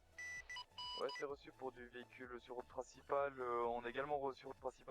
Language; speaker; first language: French; native; French